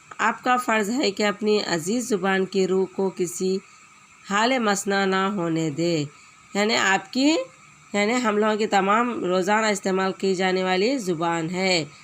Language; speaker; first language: Urdu; native; Urdu